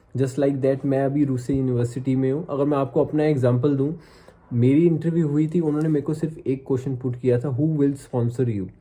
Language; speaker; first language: Hindi; native; Hindi